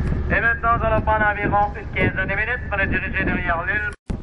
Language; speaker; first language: French; native; French